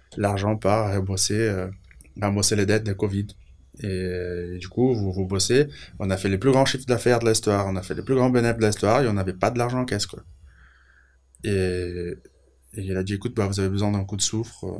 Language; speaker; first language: French; non-native, fluent; Portuguese